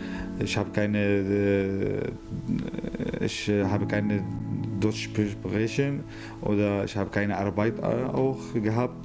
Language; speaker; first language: German; non-native, learner; Arabic